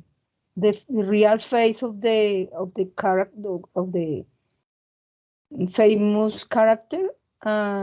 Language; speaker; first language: English; non-native, learner; Spanish